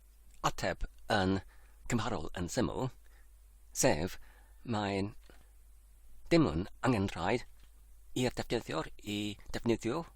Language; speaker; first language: Welsh; non-native, learner; English